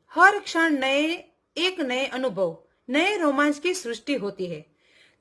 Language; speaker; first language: Hindi; non-native, local second language; Gujarati